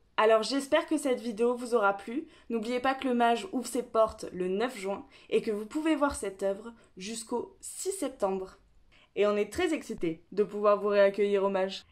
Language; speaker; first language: French; native; French